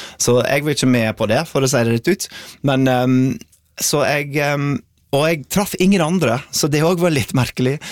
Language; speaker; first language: Norwegian; non-native, fluent; English